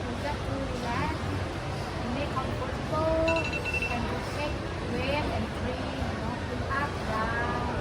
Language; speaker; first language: English; non-native, learner; Thai